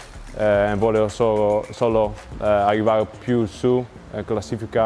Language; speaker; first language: Italian; non-native, learner; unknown